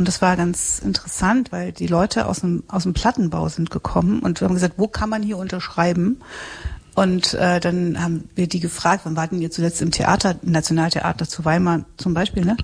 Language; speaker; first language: German; native; German